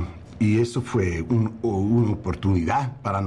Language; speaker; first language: Spanish; non-native, learner; English